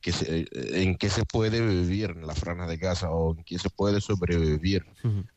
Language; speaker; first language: Spanish; non-native, fluent; Arabic